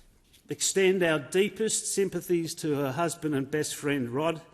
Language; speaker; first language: English; native; English